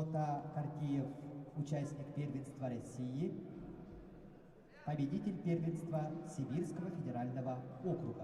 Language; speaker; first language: Russian; native; Russian